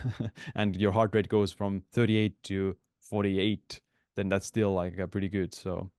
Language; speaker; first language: English; non-native, fluent; Estonian